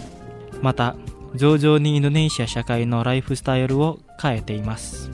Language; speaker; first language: Japanese; non-native, fluent; Indonesian